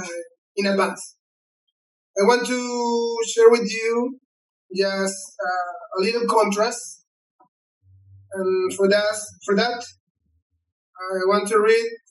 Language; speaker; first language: English; non-native, learner; Spanish